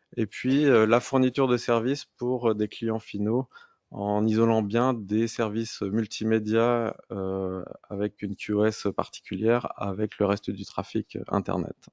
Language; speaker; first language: French; native; French